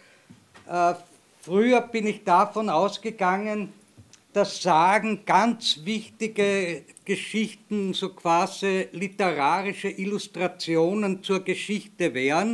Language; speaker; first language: German; native; German